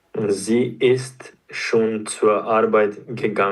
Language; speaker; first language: German; non-native, learner; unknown